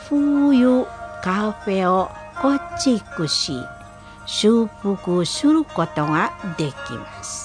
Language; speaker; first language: Japanese; non-native, fluent; Indonesian